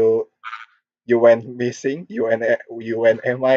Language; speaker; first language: English; non-native, learner; Korean